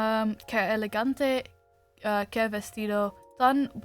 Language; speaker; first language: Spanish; non-native, learner; English